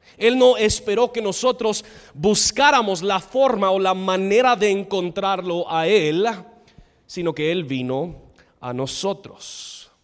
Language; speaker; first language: Spanish; non-native, fluent; English